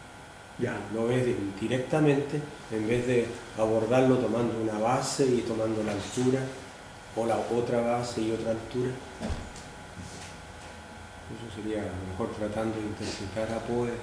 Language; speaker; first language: Spanish; native; Spanish